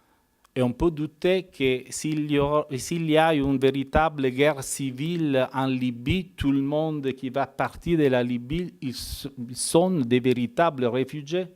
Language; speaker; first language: French; non-native, fluent; Italian